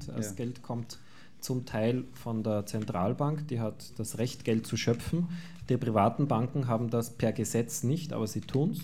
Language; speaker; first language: German; native; German